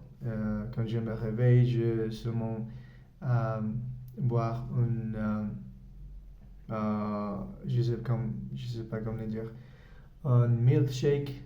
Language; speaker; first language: French; non-native, learner; Spanish